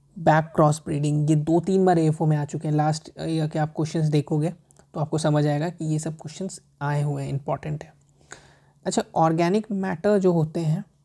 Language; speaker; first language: Hindi; native; Hindi